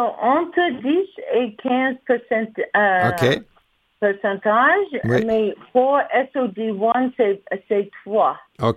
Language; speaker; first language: French; non-native, learner; English